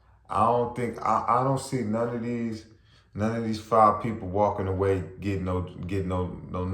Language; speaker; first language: English; native; English